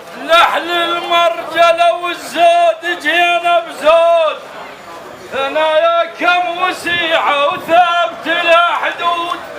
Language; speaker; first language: Arabic; native; Arabic